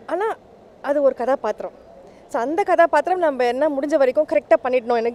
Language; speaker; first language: Tamil; early bilingual, other home language; English